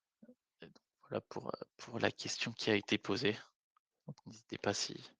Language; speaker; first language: French; native; French